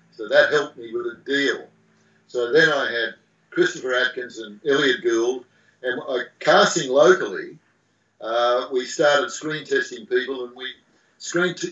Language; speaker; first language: English; native; English